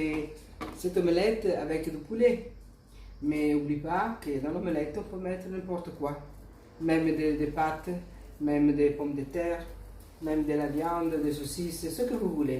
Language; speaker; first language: French; non-native, fluent; Italian